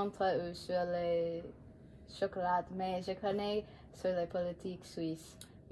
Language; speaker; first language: French; non-native, learner; English